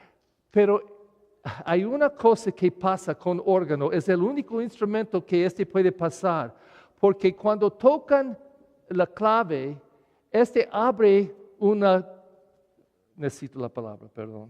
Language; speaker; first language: Spanish; non-native, learner; English